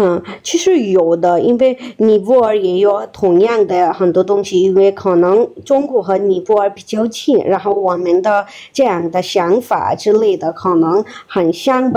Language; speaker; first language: Chinese; non-native, fluent; Nepali